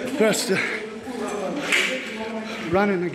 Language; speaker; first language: Russian; non-native, learner; English